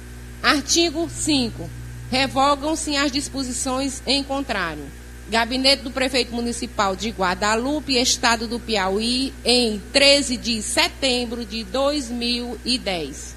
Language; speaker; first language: Portuguese; native; Portuguese